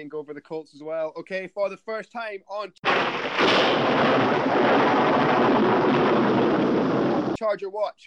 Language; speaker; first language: English; native; English